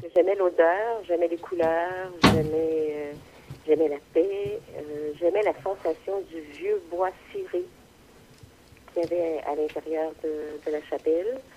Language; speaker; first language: French; native; French